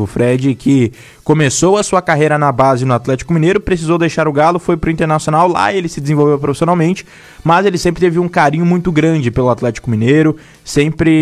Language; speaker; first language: Portuguese; native; Portuguese